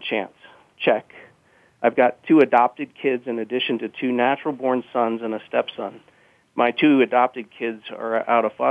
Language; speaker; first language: English; native; English